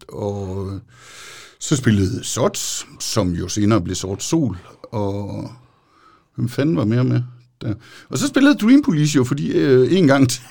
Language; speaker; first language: Danish; native; Danish